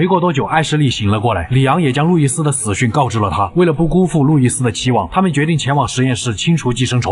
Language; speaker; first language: Chinese; native; Chinese